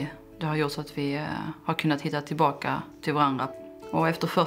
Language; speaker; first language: Swedish; native; Swedish